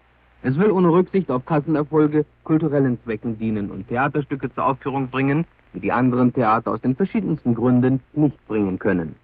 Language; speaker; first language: German; native; German